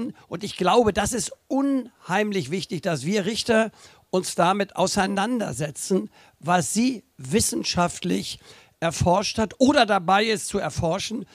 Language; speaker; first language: German; native; German